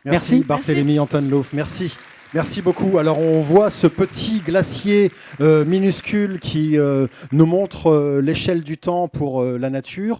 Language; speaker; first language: French; native; French